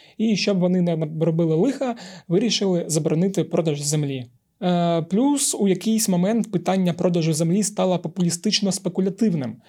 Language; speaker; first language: Ukrainian; non-native, local second language; Russian